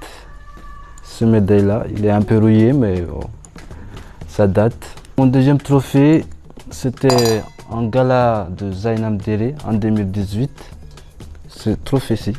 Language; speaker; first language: French; non-native, local second language; Malagasy